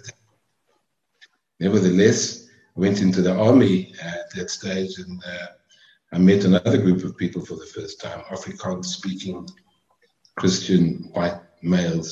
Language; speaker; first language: English; native; English